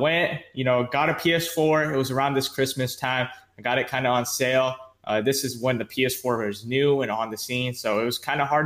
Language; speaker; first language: English; native; English